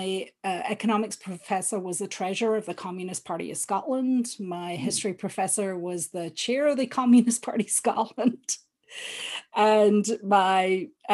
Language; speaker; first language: English; native; English